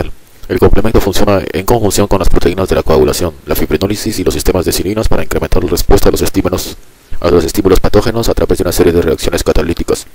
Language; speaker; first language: Spanish; native; Spanish